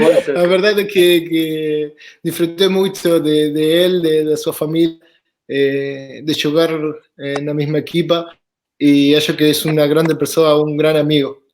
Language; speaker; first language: Portuguese; non-native, fluent; Spanish